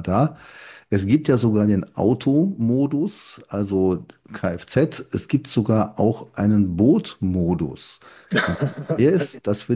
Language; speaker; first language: German; native; German